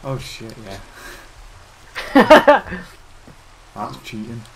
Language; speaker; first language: English; native; English